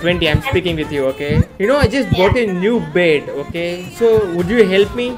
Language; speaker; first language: English; non-native, learner; Tamil